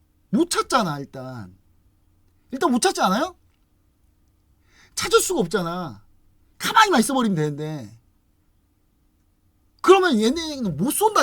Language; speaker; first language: Korean; native; Korean